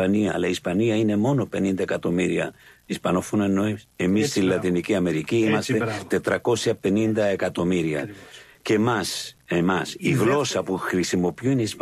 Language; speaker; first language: Greek; non-native, fluent; Spanish